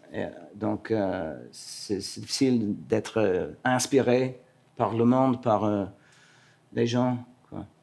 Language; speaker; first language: French; non-native, local second language; English